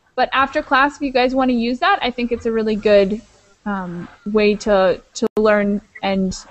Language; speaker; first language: English; native; English